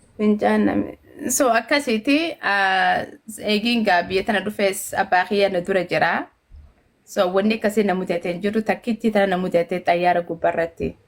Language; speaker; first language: Oromo; early bilingual, heritage; Oromo